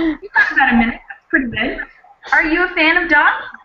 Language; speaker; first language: English; native; English